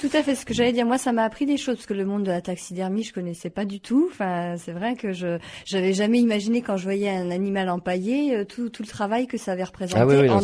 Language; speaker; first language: French; native; French